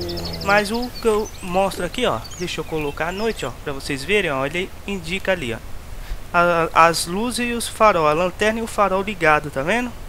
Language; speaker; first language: Portuguese; native; Portuguese